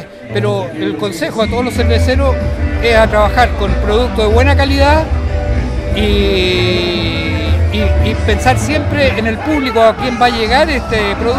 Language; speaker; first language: Spanish; native; Spanish